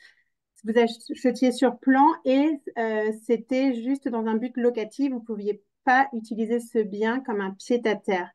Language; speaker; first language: French; native; French